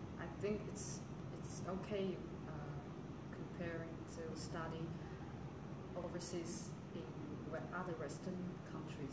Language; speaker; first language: English; non-native, learner; Chinese